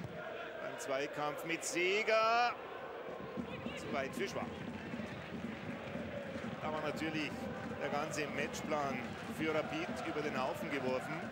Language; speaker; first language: German; native; German